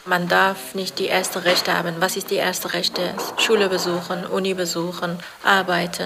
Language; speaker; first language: German; non-native, learner; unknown